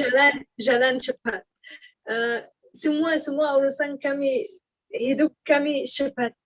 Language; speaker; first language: Indonesian; non-native, learner; Arabic